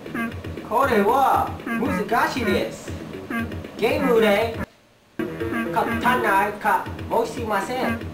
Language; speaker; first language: Japanese; non-native, learner; English